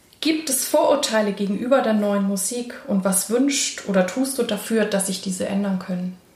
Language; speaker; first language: German; native; German